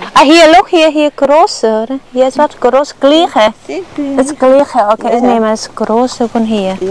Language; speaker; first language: German; non-native, learner; Vietnamese